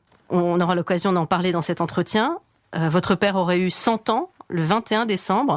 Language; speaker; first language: French; native; French